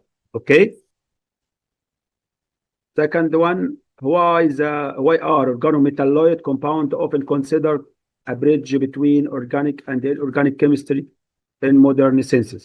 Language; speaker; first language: English; non-native, fluent; Arabic